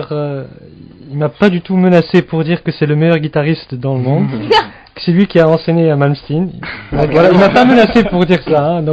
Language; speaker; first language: French; non-native, local second language; Arabic